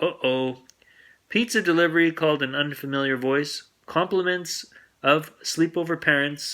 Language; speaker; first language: English; native; English